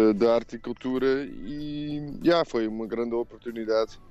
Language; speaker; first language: Portuguese; non-native, fluent; Dutch